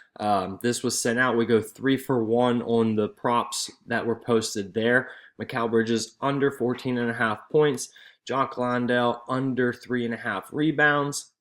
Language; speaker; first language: English; native; English